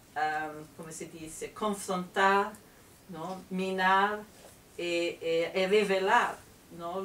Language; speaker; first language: Spanish; non-native, fluent; Italian